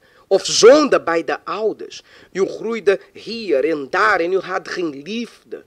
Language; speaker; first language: Dutch; non-native, fluent; Portuguese